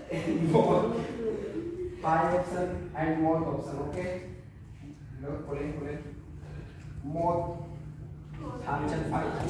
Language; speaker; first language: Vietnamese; non-native, learner; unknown